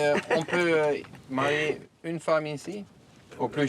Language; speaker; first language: French; non-native, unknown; Dutch